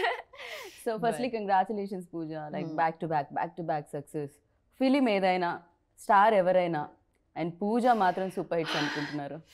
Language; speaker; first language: Telugu; native; Telugu